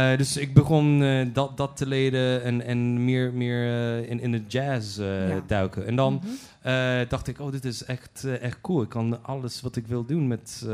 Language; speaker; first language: Dutch; non-native, fluent; Polish